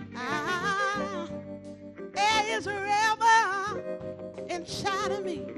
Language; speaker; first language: English; native; English